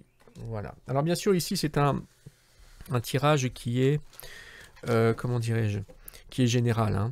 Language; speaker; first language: French; native; French